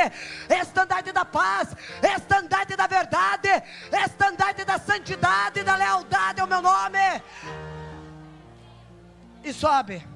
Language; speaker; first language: Portuguese; native; Portuguese